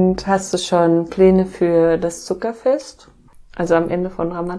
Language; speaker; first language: German; native; German